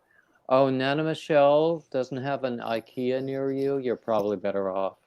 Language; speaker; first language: English; native; English